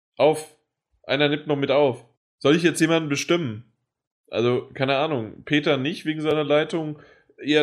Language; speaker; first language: German; native; German